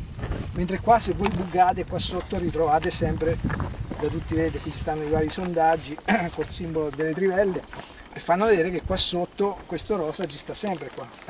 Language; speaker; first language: Italian; native; Italian